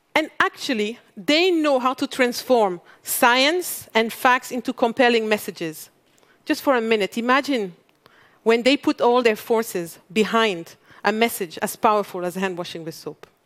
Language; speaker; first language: English; non-native, fluent; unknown